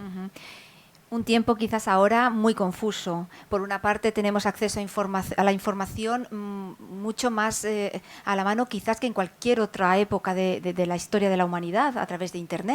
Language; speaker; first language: Spanish; native; Spanish